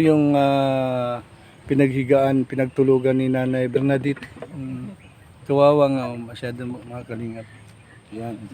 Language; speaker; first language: Filipino; non-native, local second language; Cebuano